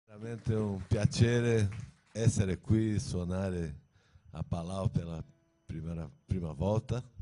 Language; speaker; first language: Italian; non-native, learner; Portuguese